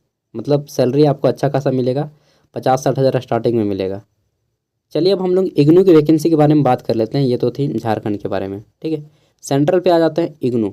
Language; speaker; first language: Hindi; native; Hindi